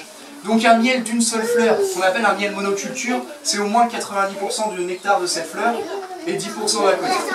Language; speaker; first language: French; native; French